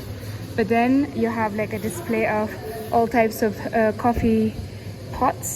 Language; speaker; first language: English; non-native, local second language; Amharic